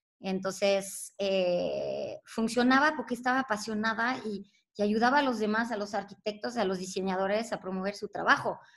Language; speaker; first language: Spanish; non-native, fluent; French